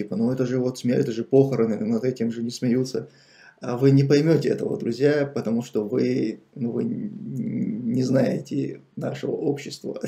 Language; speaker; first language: Russian; non-native, local second language; Chechen